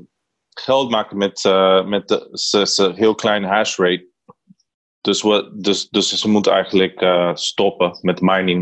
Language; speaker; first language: Dutch; non-native, learner; Spanish